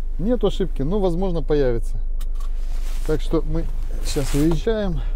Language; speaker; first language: Russian; native; Russian